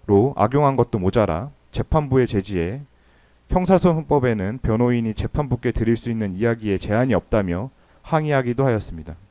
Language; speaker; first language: Korean; native; Korean